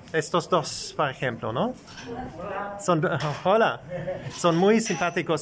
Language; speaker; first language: Spanish; non-native, learner; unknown